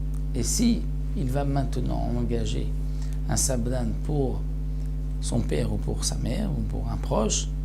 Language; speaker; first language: French; native; French